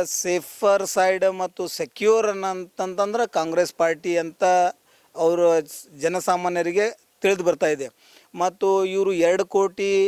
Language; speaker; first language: Kannada; native; Kannada